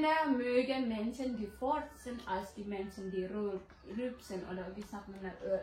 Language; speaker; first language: German; non-native, learner; Indonesian